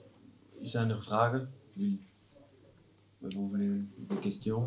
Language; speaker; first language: Dutch; non-native, local second language; French